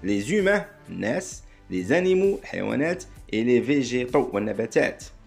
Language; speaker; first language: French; non-native, local second language; Arabic